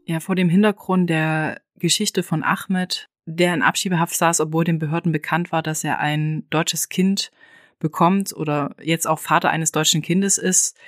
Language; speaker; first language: German; native; German